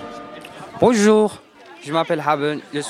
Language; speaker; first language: French; non-native, learner; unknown